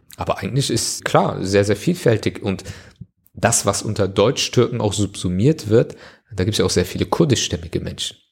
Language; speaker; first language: German; early bilingual, other home language; Turkish